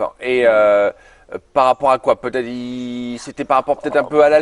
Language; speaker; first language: French; native; French